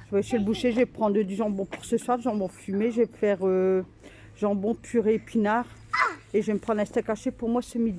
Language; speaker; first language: French; native; French